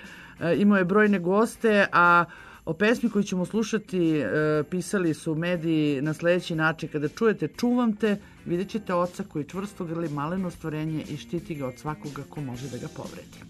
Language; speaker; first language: Serbian; native; Serbian